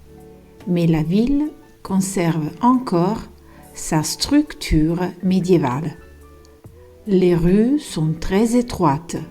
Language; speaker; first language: French; non-native, fluent; Italian